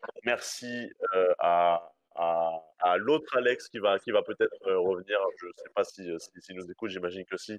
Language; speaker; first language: French; native; French